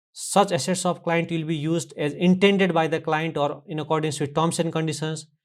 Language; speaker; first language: English; non-native, local second language; Nepali